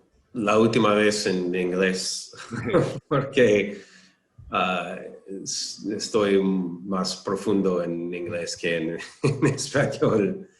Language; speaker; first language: Spanish; non-native, learner; English